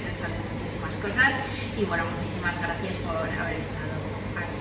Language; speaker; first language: Spanish; native; Spanish